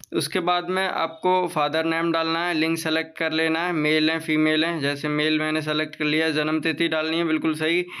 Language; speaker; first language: Hindi; native; Hindi